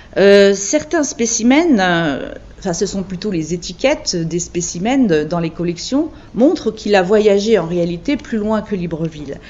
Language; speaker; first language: French; native; French